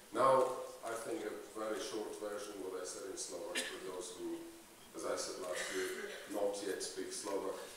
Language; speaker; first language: English; non-native, fluent; Slovak